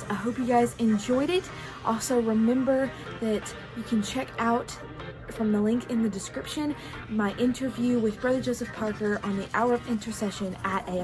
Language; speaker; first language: English; native; English